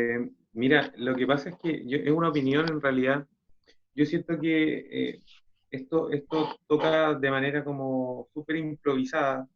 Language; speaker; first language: Spanish; native; Spanish